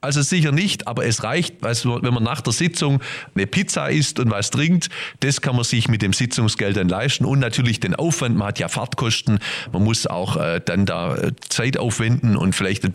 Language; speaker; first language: German; native; German